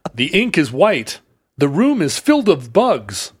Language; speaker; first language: English; native; English